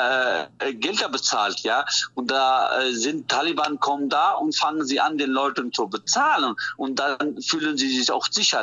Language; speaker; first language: German; non-native, fluent; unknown